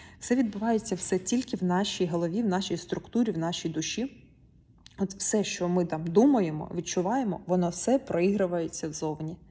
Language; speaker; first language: Ukrainian; non-native, local second language; Russian